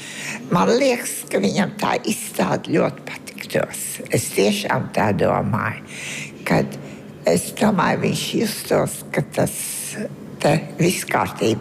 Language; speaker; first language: Latvian; non-native, fluent; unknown